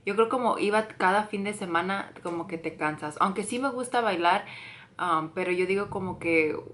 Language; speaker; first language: Spanish; early bilingual, heritage; Spanish